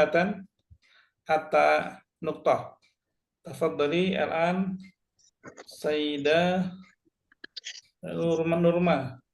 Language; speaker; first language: Arabic; non-native, fluent; Indonesian